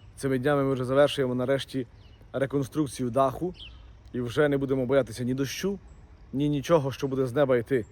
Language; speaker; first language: Ukrainian; native; Ukrainian